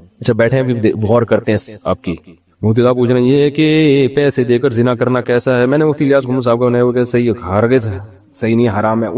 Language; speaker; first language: Urdu; native; Urdu